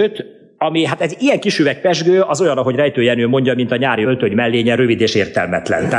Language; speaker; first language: Hungarian; native; Hungarian